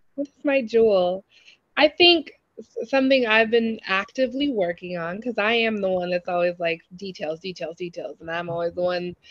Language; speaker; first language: English; native; English